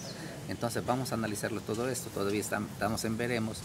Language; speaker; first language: Spanish; native; Spanish